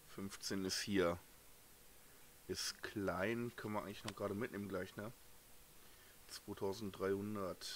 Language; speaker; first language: German; native; German